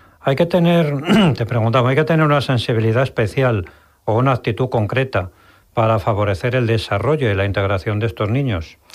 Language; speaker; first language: Spanish; native; Spanish